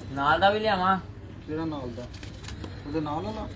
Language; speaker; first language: Arabic; non-native, fluent; Urdu